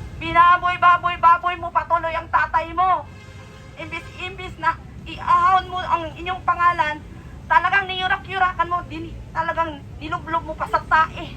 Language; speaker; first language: Filipino; native; Filipino